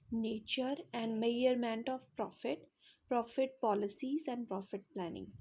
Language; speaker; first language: English; non-native, local second language; Punjabi